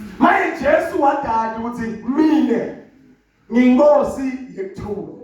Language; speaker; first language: Zulu; non-native, local second language; Swati